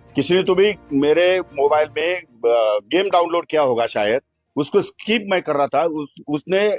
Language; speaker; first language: Hindi; non-native, local second language; Marathi